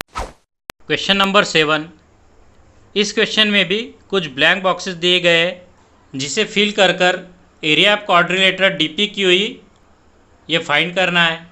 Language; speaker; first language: Hindi; non-native, local second language; Marathi